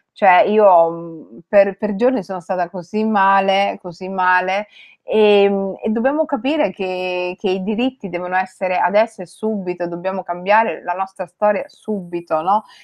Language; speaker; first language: Italian; early bilingual, other home language; Somali